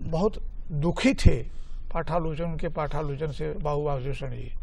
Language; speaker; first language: Hindi; native; Hindi